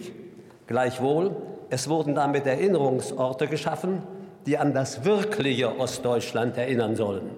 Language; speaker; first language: German; native; German